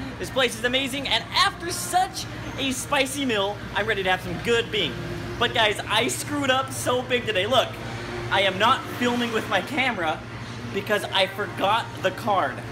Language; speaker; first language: English; native; English